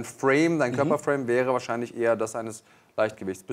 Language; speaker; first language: German; native; German